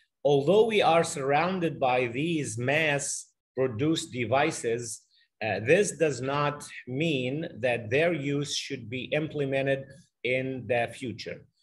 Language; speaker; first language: English; non-native, fluent; Arabic